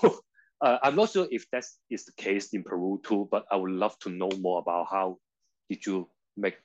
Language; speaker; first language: English; non-native, local second language; Cantonese